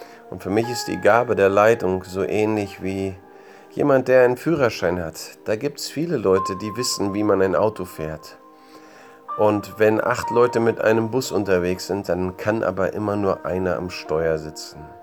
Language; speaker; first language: German; native; German